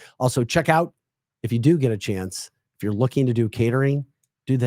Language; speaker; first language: English; native; English